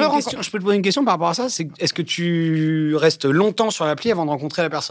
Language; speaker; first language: French; native; French